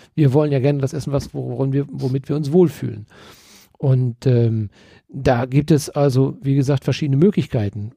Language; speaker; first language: German; native; German